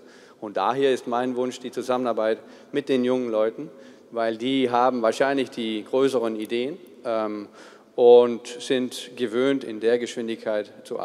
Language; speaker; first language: German; non-native, fluent; Danish